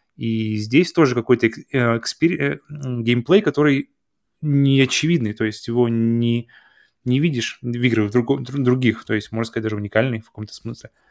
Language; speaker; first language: Russian; native; Russian